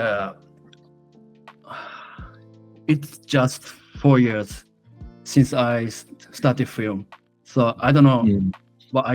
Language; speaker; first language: English; non-native, fluent; Japanese